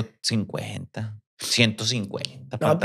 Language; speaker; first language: Spanish; native; Spanish